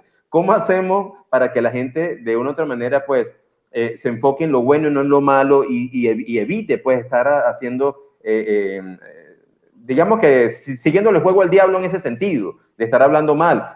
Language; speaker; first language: Spanish; native; Spanish